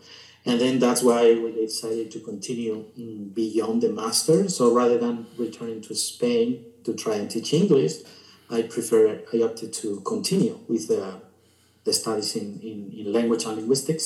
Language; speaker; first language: English; non-native, fluent; Spanish